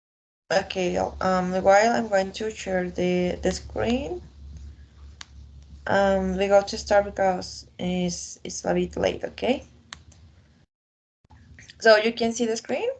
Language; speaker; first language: English; non-native, learner; Spanish